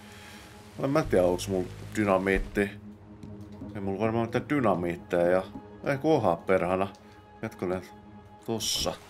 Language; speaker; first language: Finnish; native; Finnish